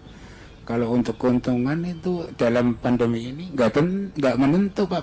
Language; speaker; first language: Indonesian; native; Indonesian